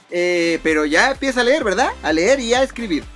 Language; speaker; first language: Spanish; native; Spanish